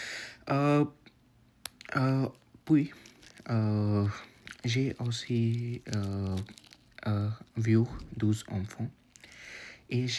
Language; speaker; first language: French; non-native, learner; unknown